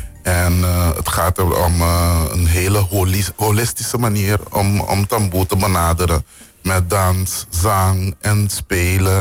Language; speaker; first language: Dutch; non-native, local second language; Papiamento